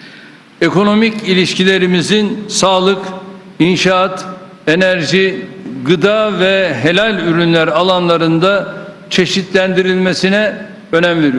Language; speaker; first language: Turkish; native; Turkish